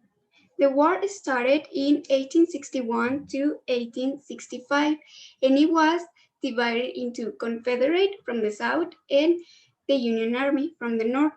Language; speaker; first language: English; non-native, learner; Spanish